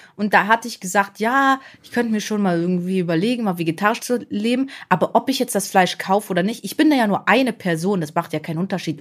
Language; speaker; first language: German; native; German